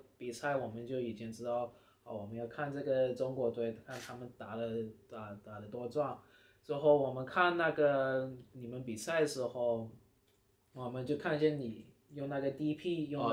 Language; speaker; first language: Chinese; early bilingual, heritage; Chinese